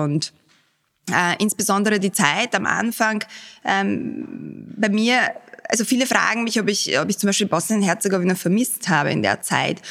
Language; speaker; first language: German; early bilingual, other home language; Bosnian